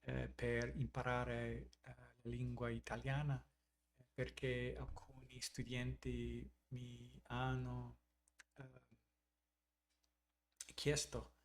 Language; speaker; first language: Italian; non-native, learner; English